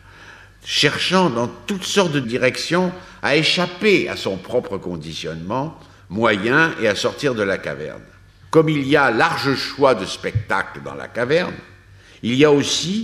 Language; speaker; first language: French; native; French